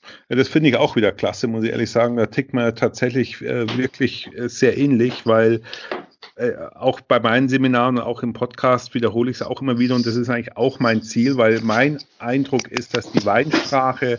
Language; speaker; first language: German; native; German